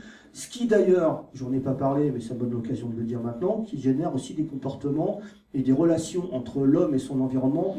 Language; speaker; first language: French; native; French